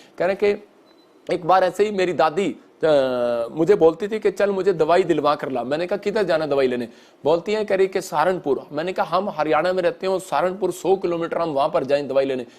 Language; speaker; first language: Hindi; non-native, local second language; Punjabi